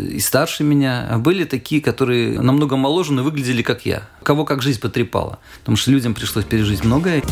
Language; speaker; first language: Russian; native; Russian